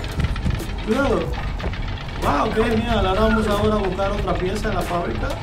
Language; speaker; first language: Spanish; native; Spanish